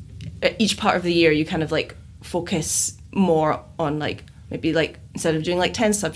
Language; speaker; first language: English; native; English